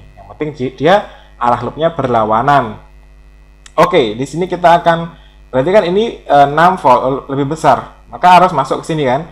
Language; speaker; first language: Indonesian; native; Indonesian